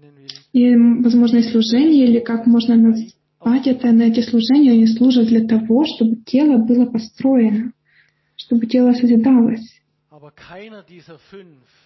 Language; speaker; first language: Russian; non-native, fluent; German